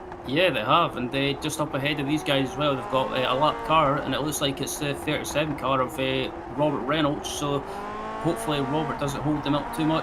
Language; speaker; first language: English; native; English